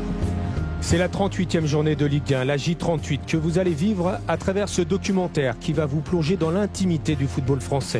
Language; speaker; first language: French; native; French